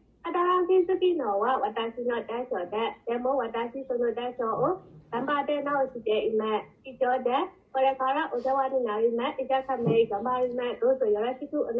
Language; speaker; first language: Japanese; non-native, learner; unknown